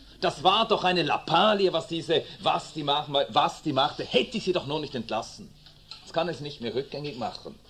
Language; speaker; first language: German; early bilingual, other home language; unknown